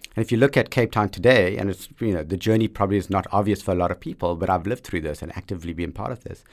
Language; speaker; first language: English; native; English